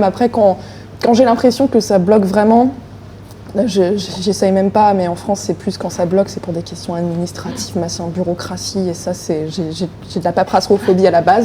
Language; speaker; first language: French; native; French